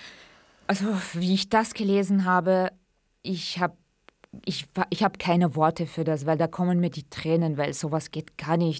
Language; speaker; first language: German; non-native, fluent; Kurdish